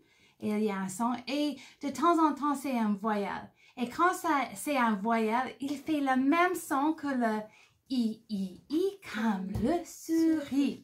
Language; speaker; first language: French; non-native, fluent; English